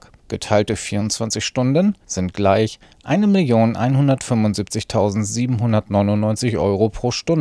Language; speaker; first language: German; native; German